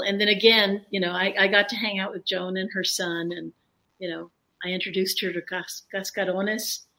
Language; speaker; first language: English; early bilingual, other home language; Spanish